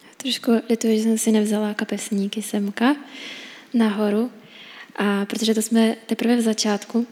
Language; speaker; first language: Czech; native; Czech